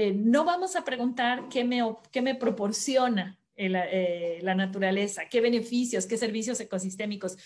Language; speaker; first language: Spanish; native; Spanish